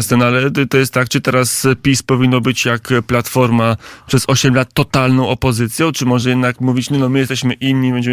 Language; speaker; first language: Polish; native; Polish